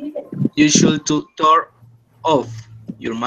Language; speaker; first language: English; non-native, learner; Spanish